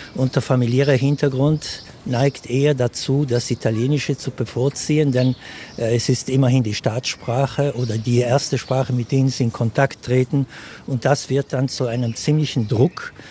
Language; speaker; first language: German; non-native, local second language; Ladin